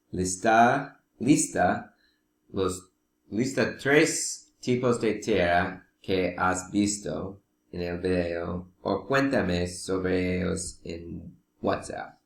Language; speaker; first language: Spanish; non-native, learner; English